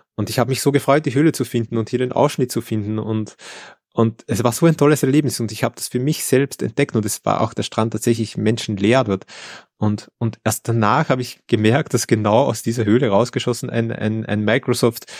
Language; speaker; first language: German; native; German